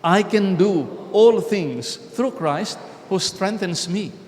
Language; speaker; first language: English; non-native, local second language; Filipino